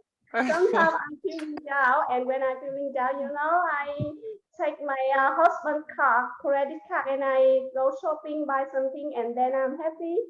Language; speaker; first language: English; non-native, learner; Vietnamese